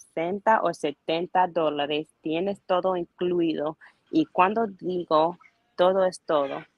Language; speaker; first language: Spanish; non-native, learner; English